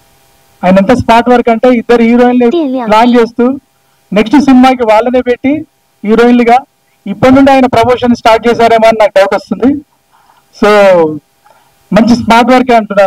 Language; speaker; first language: Telugu; native; Telugu